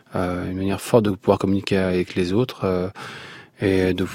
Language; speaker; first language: French; non-native, local second language; Arabic